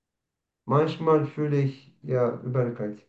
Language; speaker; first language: German; non-native, learner; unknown